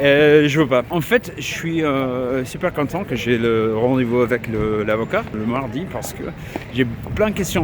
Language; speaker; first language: French; non-native, fluent; English